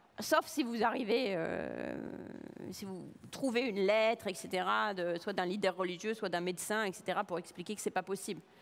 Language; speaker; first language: French; native; French